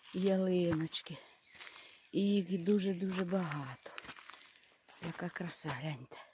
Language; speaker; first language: Ukrainian; non-native, local second language; Russian